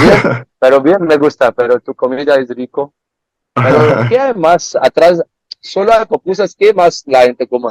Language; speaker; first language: Spanish; non-native, learner; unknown